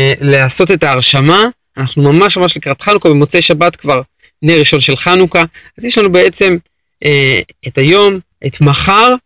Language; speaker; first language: Hebrew; native; Hebrew